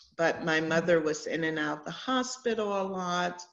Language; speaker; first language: English; native; English